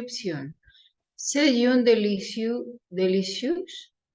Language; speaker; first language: French; non-native, learner; Spanish